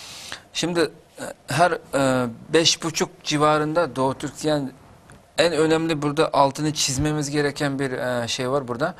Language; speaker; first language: Turkish; non-native, fluent; Uyghur